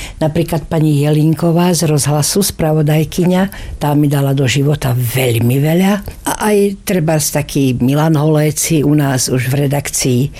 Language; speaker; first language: Slovak; native; Slovak